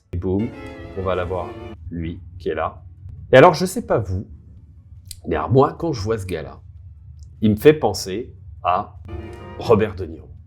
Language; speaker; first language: French; native; French